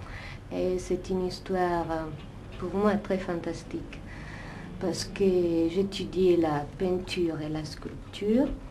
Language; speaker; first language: French; non-native, fluent; Italian